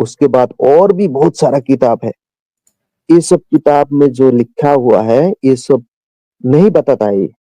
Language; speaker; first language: Hindi; non-native, local second language; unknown